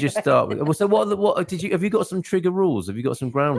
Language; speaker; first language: English; native; English